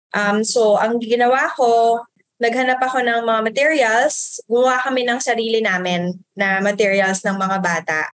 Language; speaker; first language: Filipino; early bilingual, other home language; Waray